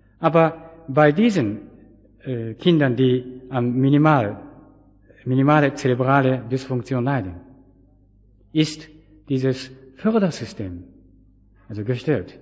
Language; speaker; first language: German; non-native, fluent; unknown